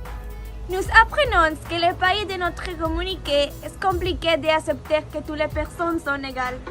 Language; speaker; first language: French; non-native, learner; Spanish